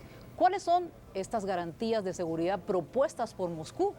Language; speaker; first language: Spanish; native; Spanish